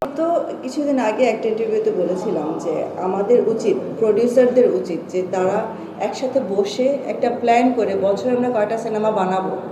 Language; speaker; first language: Bangla; early bilingual, heritage; Bangla